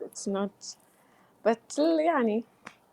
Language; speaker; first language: English; non-native, learner; Arabic